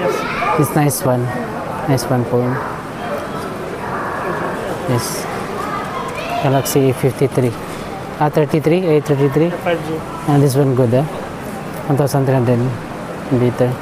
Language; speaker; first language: English; non-native, learner; Filipino